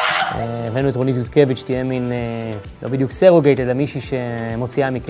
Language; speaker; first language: Hebrew; native; Hebrew